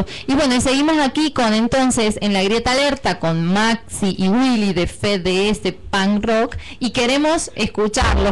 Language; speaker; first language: Spanish; native; Spanish